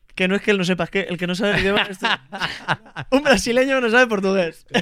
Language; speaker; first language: Spanish; native; Spanish